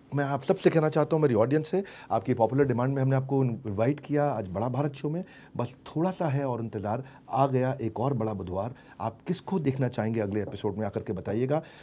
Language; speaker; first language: Hindi; native; Hindi